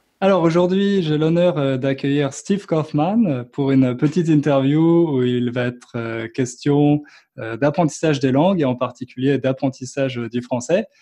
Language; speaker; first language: French; native; French